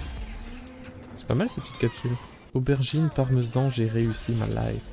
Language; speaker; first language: French; native; French